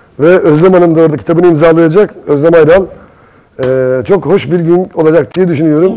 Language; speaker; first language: Turkish; native; Turkish